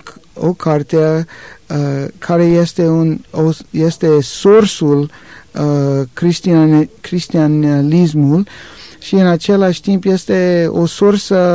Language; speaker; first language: Romanian; non-native, learner; English